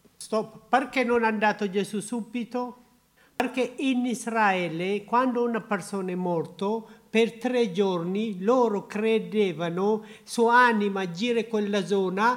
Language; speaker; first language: Italian; non-native, learner; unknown